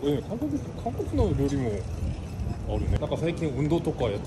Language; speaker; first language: Japanese; non-native, fluent; Korean